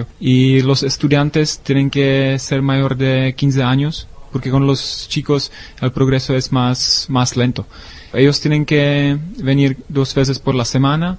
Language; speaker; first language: Spanish; non-native, learner; Czech